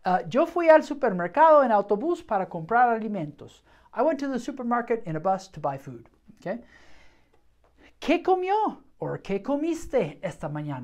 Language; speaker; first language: Spanish; non-native, fluent; English